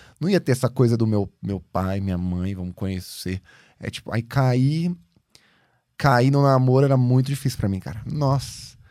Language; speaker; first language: Portuguese; native; Portuguese